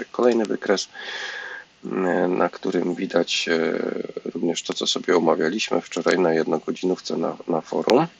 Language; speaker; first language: Polish; native; Polish